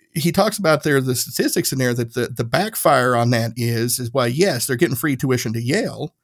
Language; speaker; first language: English; native; English